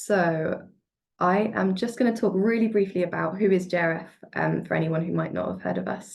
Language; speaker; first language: English; native; English